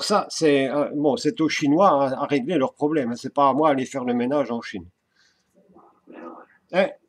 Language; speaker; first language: French; native; French